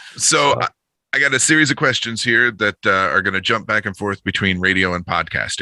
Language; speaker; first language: English; native; English